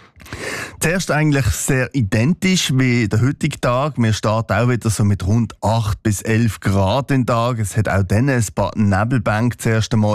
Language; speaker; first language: German; native; German